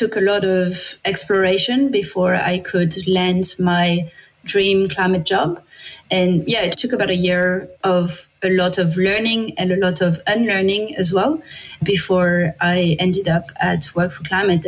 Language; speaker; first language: English; non-native, fluent; French